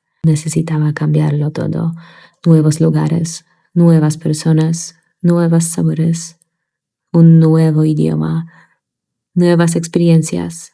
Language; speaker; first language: Spanish; non-native, fluent; Polish